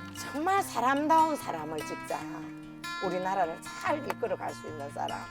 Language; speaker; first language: Korean; native; Korean